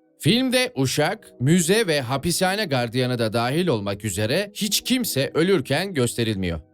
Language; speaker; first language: Turkish; native; Turkish